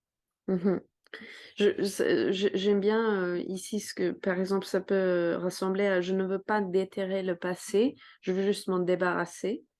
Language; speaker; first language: French; non-native, fluent; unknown